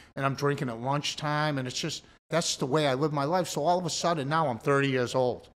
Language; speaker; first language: English; native; English